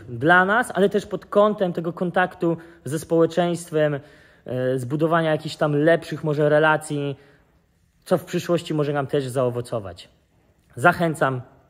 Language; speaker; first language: Polish; native; Polish